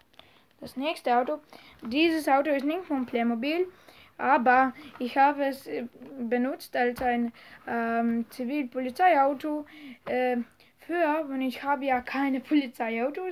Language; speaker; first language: German; non-native, learner; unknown